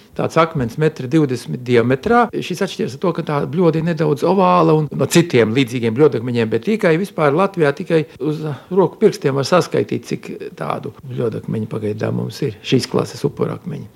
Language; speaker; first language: Latvian; native; Latvian